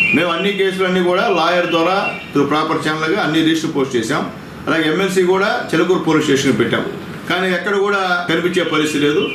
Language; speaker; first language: Telugu; native; Telugu